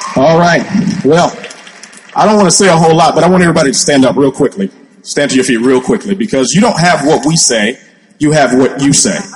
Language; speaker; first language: English; native; English